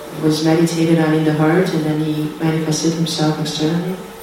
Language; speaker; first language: English; non-native, fluent; Hungarian